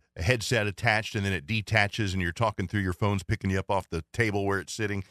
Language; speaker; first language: English; native; English